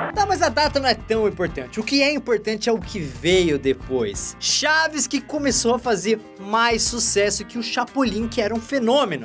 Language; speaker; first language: Portuguese; native; Portuguese